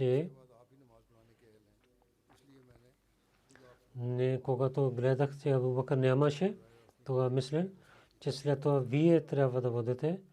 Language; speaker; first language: Bulgarian; non-native, learner; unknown